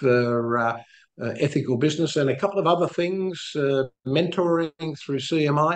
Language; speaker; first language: English; native; English